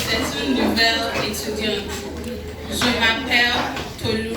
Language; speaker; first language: French; non-native, learner; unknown